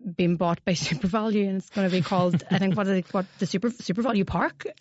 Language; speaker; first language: English; native; English